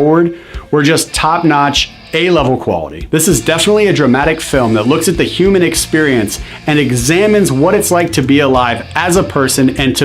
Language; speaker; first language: English; native; English